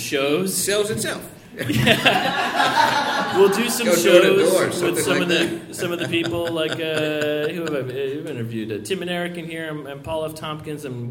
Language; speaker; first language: English; native; English